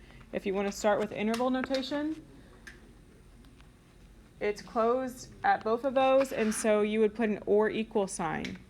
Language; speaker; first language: English; native; English